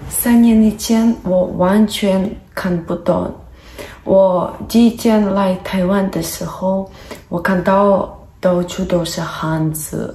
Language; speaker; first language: Chinese; non-native, fluent; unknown